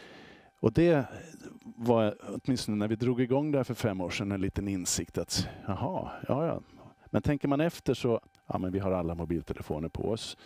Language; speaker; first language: Swedish; native; Swedish